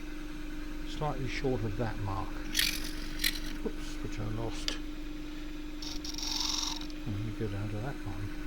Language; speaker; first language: English; native; English